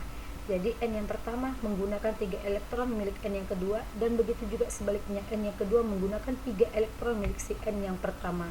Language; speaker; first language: Indonesian; native; Indonesian